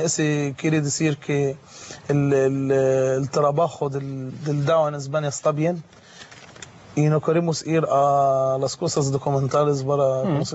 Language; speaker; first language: Spanish; non-native, fluent; Arabic